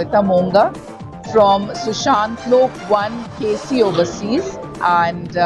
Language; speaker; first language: English; non-native, local second language; Hindi